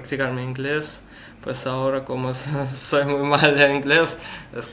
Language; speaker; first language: Spanish; non-native, learner; Russian